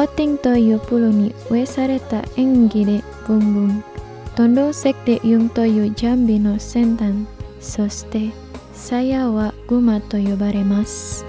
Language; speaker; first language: Japanese; non-native, fluent; Indonesian